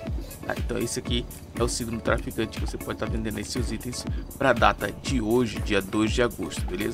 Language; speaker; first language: Portuguese; native; Portuguese